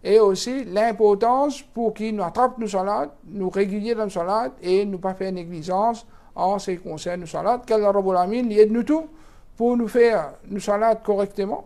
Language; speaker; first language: French; non-native, local second language; Morisyen